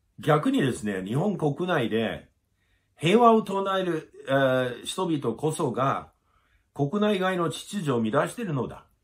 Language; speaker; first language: Japanese; non-native, fluent; English